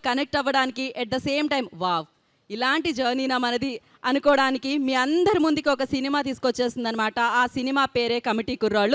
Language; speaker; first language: Telugu; native; Telugu